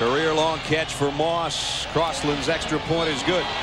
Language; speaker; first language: English; native; English